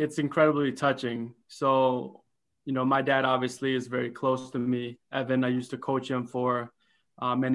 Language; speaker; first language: English; early bilingual, other home language; Khmer